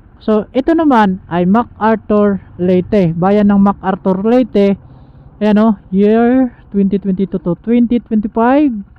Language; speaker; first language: Filipino; non-native, local second language; Waray